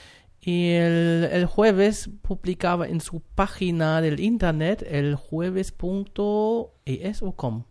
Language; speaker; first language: Spanish; non-native, fluent; German